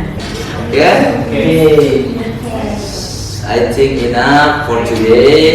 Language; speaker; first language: English; non-native, learner; Indonesian